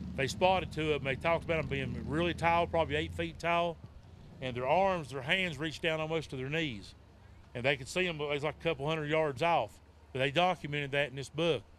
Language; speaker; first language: English; native; English